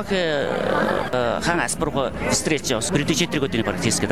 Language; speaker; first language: Bulgarian; non-native, learner; Mongolian